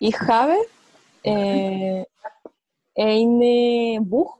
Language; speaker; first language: German; non-native, learner; Spanish